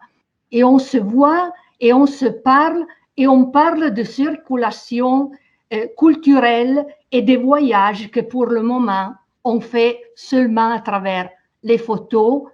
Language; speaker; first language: French; non-native, fluent; Italian